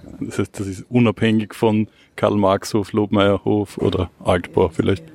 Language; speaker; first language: German; native; German